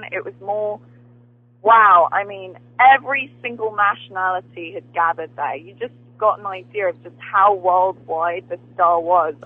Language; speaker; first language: English; native; English